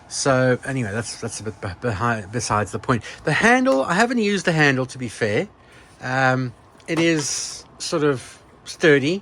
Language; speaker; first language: English; native; English